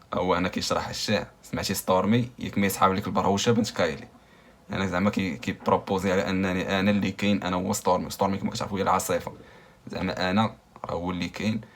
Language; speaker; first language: Arabic; native; Arabic